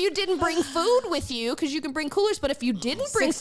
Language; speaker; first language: English; native; English